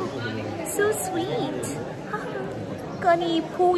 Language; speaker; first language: Telugu; non-native, local second language; Kannada